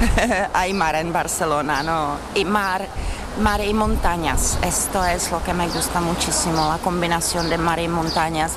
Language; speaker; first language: Spanish; non-native, learner; Czech